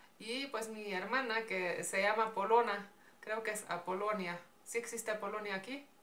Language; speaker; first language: Spanish; non-native, fluent; Slovenian